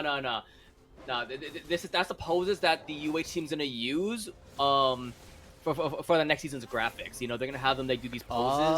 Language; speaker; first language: English; native; English